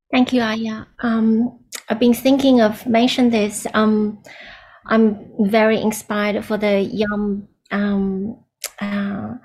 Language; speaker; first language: English; non-native, learner; Chinese